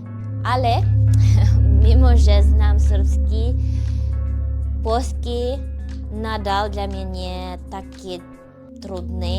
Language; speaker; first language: Polish; non-native, learner; Cebuano